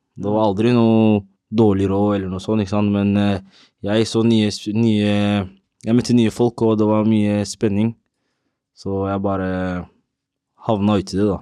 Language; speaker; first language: Norwegian; early bilingual, other home language; Somali